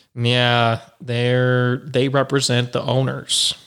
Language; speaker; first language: English; native; English